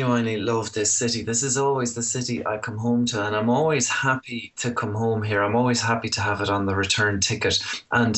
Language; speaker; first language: English; native; English